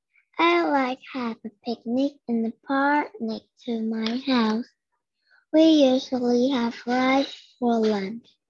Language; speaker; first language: English; non-native, learner; Vietnamese